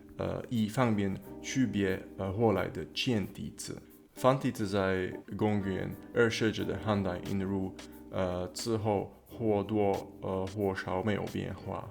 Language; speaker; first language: Chinese; non-native, fluent; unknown